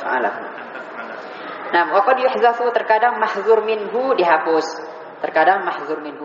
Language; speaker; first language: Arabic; non-native, fluent; Indonesian